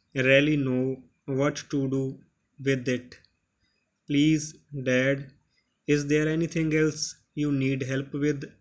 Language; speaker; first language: English; non-native, local second language; Punjabi